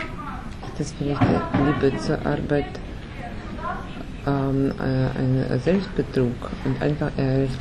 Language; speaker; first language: German; non-native, learner; Russian